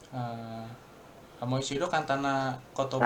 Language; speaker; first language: Japanese; non-native, learner; Indonesian